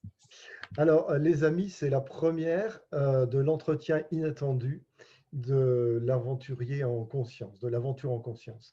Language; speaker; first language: French; native; French